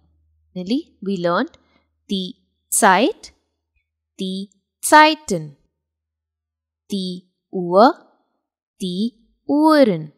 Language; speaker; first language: German; non-native, fluent; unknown